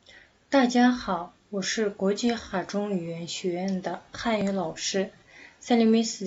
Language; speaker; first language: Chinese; non-native, fluent; Kazakh